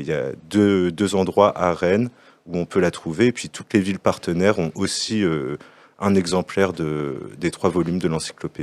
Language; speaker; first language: French; native; French